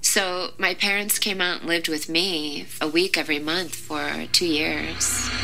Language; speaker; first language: English; native; English